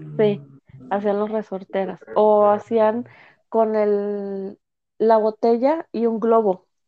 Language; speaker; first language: Spanish; native; Spanish